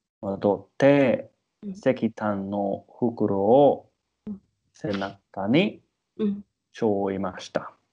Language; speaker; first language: Japanese; non-native, learner; English